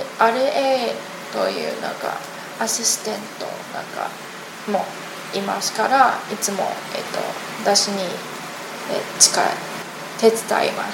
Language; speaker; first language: Japanese; non-native, learner; Chinese